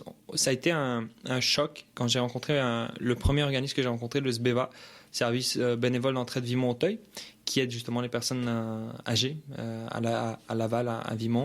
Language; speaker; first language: French; early bilingual, other home language; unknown